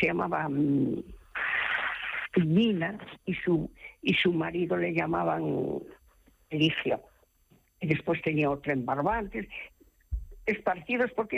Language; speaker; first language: Spanish; native; Spanish